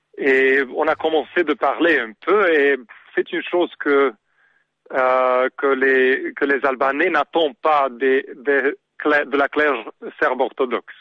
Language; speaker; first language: French; non-native, learner; Serbian